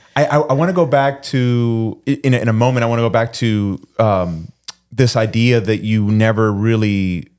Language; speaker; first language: English; early bilingual, other home language; Spanish